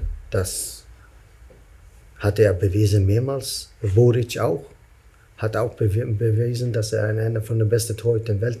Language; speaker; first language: German; non-native, fluent; Swedish